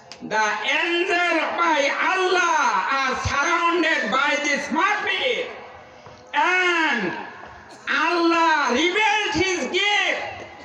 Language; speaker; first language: English; non-native, local second language; Bangla